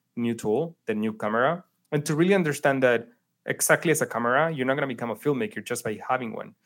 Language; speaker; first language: English; non-native, fluent; Spanish